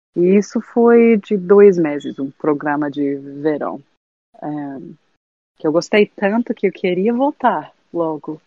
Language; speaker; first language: Portuguese; non-native, fluent; English